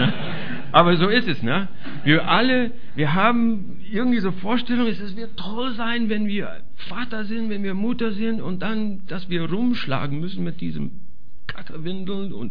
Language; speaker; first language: German; non-native, fluent; English